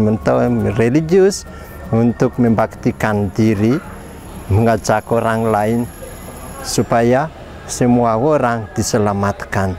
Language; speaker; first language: Indonesian; non-native, fluent; Malagasy